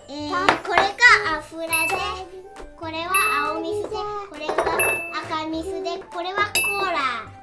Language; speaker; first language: Japanese; early bilingual, heritage; Japanese